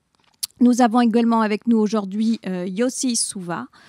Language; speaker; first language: French; native; French